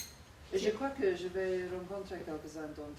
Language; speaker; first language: French; non-native, fluent; English